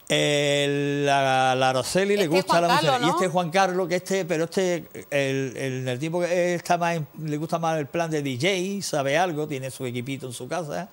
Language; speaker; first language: Spanish; native; Spanish